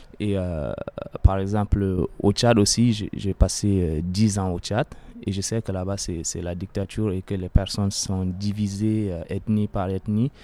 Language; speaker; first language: French; non-native, fluent; Arabic